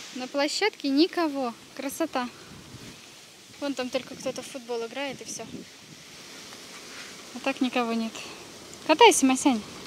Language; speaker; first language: Russian; native; Russian